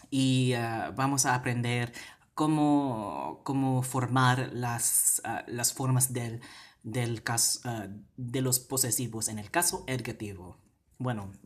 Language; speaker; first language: Spanish; non-native, fluent; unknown